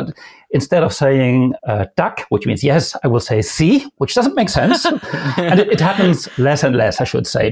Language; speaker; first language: English; non-native, fluent; Limburgish